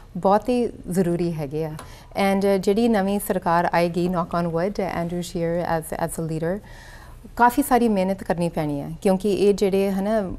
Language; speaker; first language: Punjabi; early bilingual, heritage; Punjabi